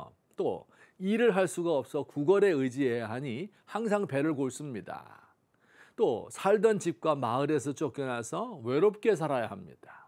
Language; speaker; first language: Korean; native; Korean